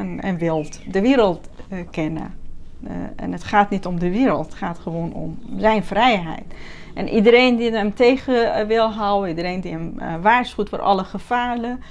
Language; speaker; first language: Dutch; non-native, fluent; Persian